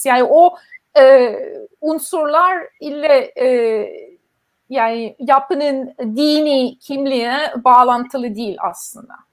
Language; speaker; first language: Turkish; non-native, fluent; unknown